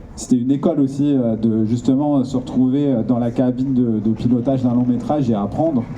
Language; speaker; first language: French; native; French